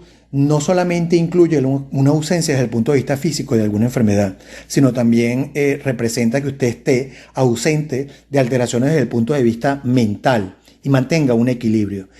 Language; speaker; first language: Spanish; native; Spanish